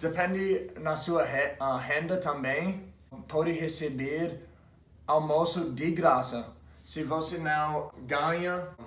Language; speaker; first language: Portuguese; non-native, fluent; English